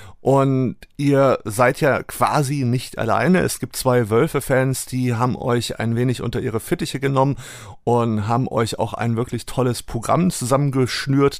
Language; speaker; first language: German; native; German